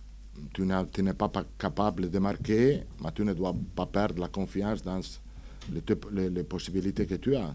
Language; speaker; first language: French; non-native, fluent; Italian